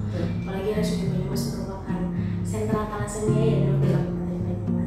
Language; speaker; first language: Indonesian; native; Indonesian